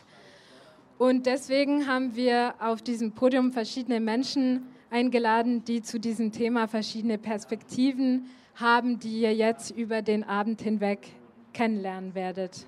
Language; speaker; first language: German; native; German